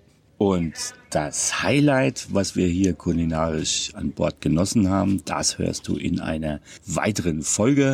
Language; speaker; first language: German; native; German